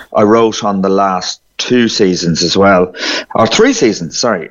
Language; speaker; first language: English; native; English